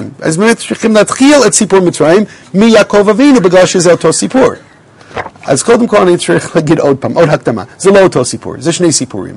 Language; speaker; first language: Hebrew; non-native, fluent; English